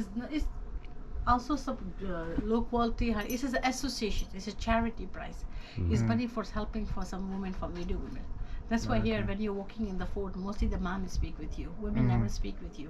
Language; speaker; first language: English; non-native, learner; Hindi